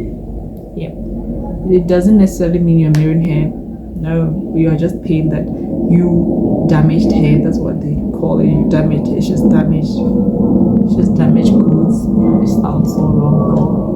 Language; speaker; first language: English; non-native, local second language; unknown